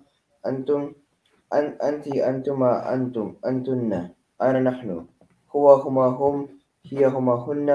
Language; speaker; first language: Arabic; non-native, learner; Filipino